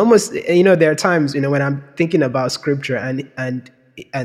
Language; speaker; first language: English; non-native, local second language; Yoruba